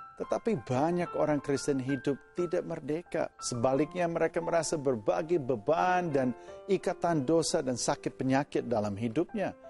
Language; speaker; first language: Indonesian; non-native, fluent; English